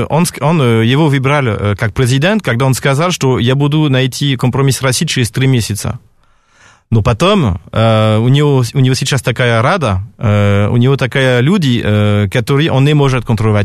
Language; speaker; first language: Russian; non-native, fluent; French